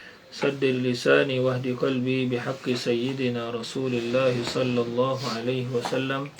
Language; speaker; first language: Arabic; non-native, fluent; Malay